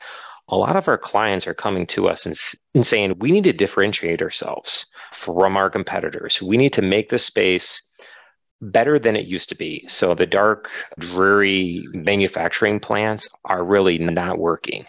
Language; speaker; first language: English; native; English